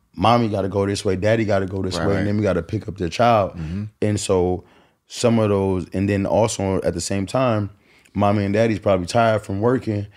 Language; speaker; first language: English; native; English